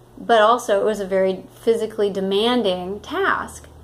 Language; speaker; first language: English; native; English